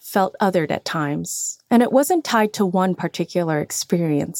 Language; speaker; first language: English; native; English